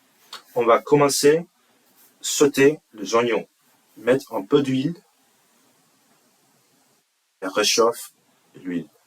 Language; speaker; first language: French; non-native, learner; English